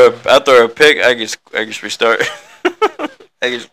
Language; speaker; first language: English; native; English